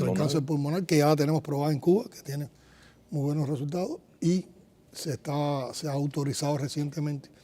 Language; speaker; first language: Spanish; native; Spanish